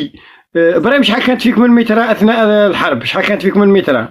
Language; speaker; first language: Arabic; native; Arabic